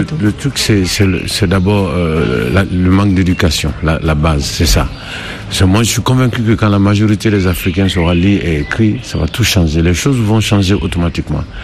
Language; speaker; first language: French; non-native, local second language; Dyula